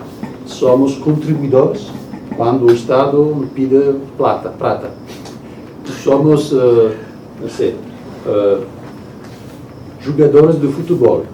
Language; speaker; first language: Portuguese; non-native, learner; Italian